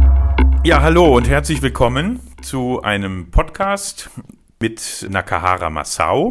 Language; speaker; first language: German; native; German